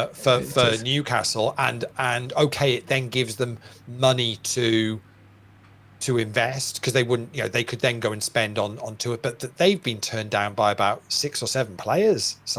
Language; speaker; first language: English; native; English